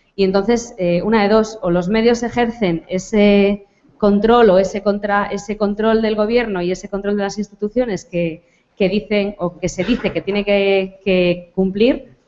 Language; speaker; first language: Spanish; non-native, local second language; Galician